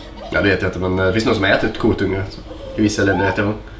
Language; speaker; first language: Swedish; native; Swedish